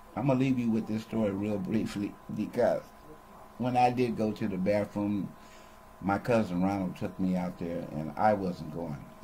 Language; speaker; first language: English; native; English